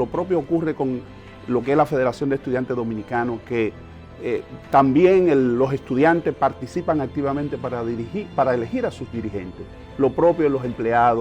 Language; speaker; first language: Spanish; native; Spanish